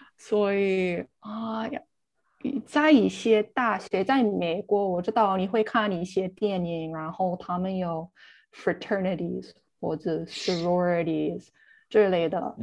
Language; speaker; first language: Chinese; non-native, fluent; English